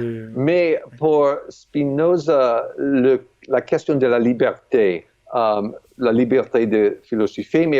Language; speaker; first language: French; non-native, fluent; English